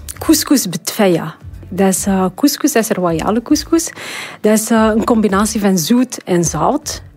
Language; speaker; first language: Dutch; non-native, fluent; Arabic